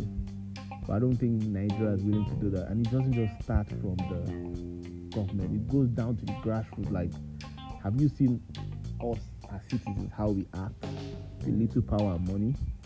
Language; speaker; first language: English; non-native, local second language; Yoruba